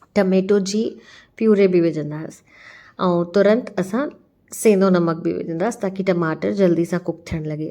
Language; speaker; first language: Sindhi; early bilingual, heritage; Sindhi